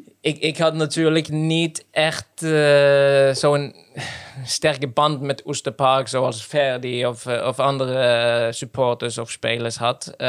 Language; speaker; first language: Dutch; non-native, fluent; Norwegian